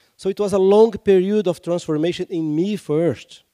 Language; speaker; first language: English; non-native, fluent; Portuguese